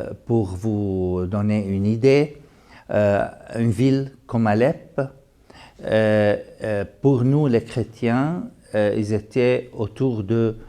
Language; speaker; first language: French; non-native, fluent; Arabic